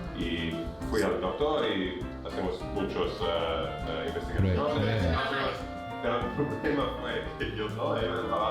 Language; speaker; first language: Spanish; non-native, learner; English